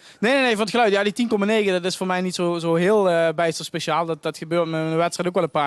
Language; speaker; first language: Dutch; native; Dutch